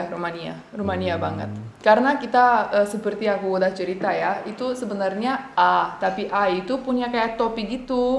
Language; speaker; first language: Indonesian; non-native, fluent; Romanian